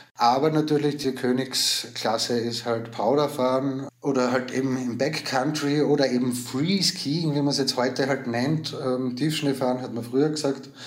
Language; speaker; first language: German; native; German